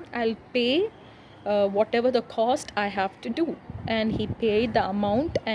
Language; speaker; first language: English; non-native, local second language; Tamil